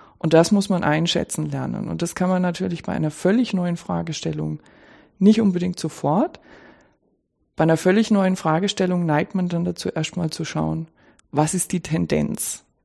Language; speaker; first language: German; native; German